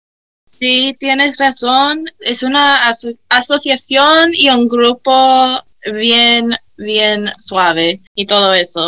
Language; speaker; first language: Spanish; early bilingual, heritage; Spanish